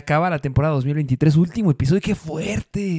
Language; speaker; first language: Spanish; native; Spanish